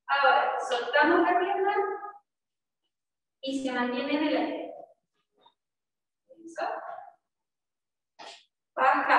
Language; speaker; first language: Spanish; native; Spanish